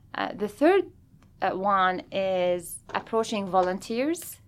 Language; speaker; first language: English; non-native, fluent; Arabic